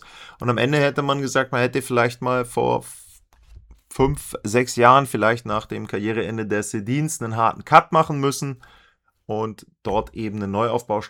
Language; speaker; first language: German; native; German